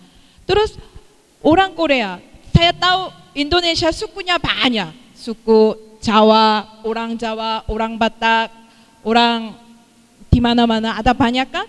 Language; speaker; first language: Indonesian; non-native, fluent; Korean